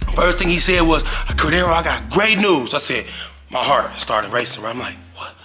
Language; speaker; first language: English; native; English